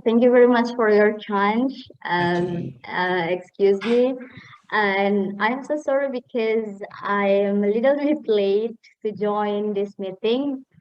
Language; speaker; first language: English; non-native, fluent; Indonesian